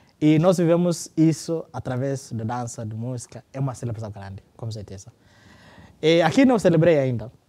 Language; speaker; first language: Portuguese; non-native, fluent; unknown